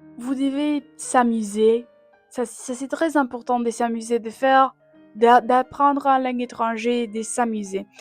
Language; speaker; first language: French; non-native, learner; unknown